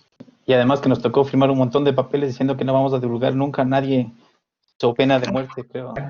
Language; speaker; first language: Spanish; native; Spanish